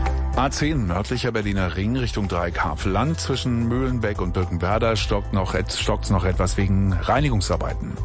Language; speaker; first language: German; native; German